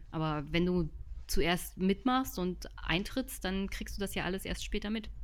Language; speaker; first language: German; native; German